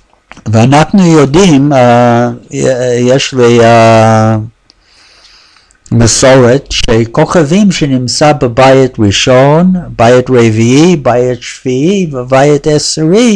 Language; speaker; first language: Hebrew; non-native, fluent; English